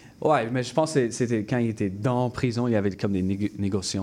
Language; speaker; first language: French; non-native, local second language; English